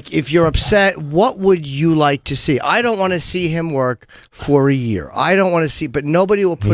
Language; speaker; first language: English; native; English